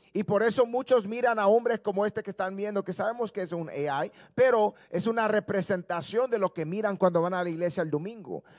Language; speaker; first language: Spanish; early bilingual, heritage; Spanish